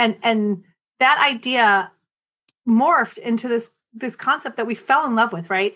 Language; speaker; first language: English; native; English